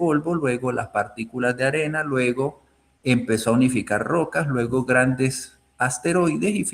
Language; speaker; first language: Spanish; native; Spanish